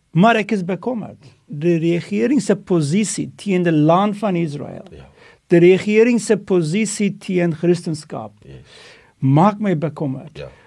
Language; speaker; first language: Afrikaans; non-native, fluent; Dutch